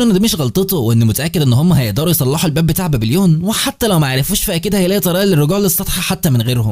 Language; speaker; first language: Arabic; native; Arabic